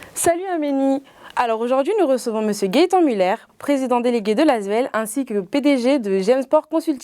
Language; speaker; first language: French; native; French